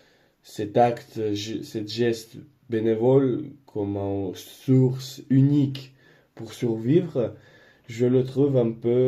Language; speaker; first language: French; non-native, learner; Spanish